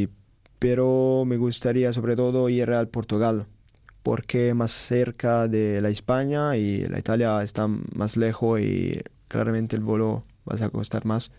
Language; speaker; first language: Spanish; non-native, learner; Italian